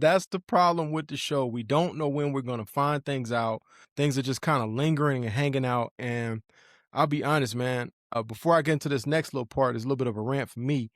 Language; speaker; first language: English; native; English